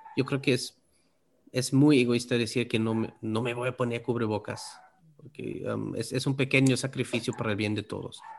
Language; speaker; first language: Spanish; non-native, fluent; German